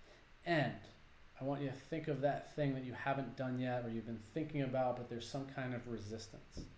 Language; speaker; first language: English; native; English